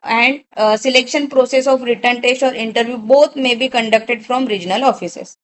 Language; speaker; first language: English; non-native, local second language; Marathi